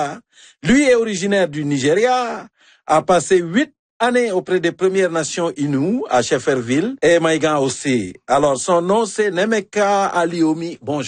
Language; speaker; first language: French; native; French